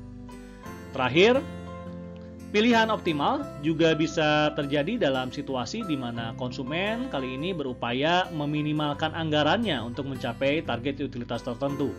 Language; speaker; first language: Indonesian; native; Indonesian